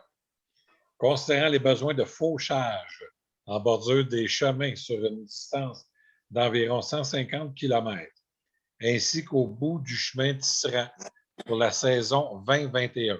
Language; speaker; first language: French; native; French